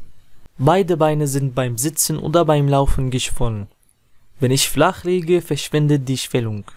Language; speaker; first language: German; non-native, fluent; Arabic